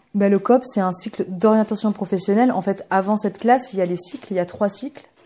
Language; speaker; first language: French; early bilingual, other home language; Bulgarian